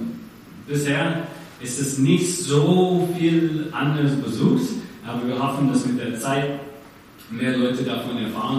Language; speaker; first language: German; non-native, fluent; English